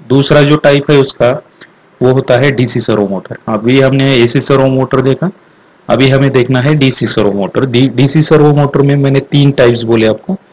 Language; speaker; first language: Hindi; non-native, local second language; Marathi